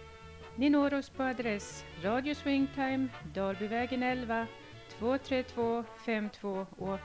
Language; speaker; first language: Swedish; native; Swedish